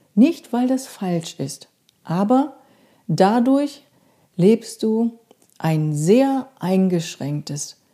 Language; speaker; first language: German; non-native, fluent; Korean